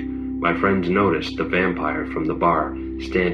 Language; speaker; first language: English; native; English